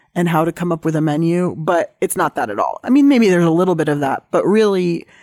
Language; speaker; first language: English; native; English